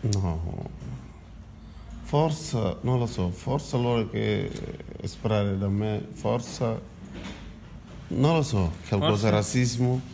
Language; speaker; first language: Italian; non-native, learner; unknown